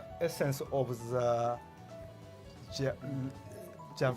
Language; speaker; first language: English; non-native, learner; Japanese